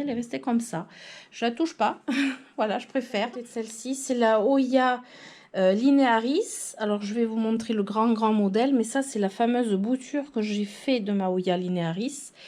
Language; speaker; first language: French; native; French